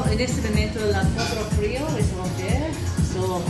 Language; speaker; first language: Spanish; non-native, learner; English